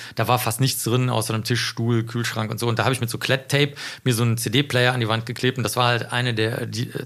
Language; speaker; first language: German; native; German